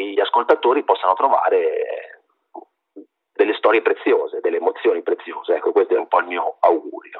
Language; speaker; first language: Italian; native; Italian